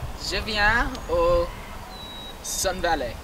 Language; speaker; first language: French; non-native, learner; English